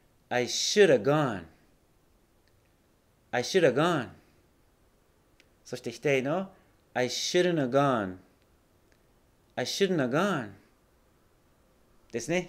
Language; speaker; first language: English; native; English